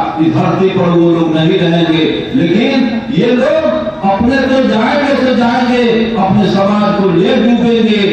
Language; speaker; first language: Hindi; native; Hindi